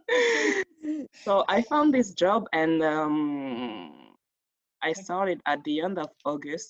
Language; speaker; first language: English; non-native, fluent; French